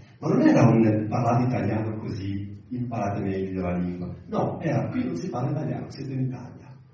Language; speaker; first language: Italian; early bilingual, other home language; Arabic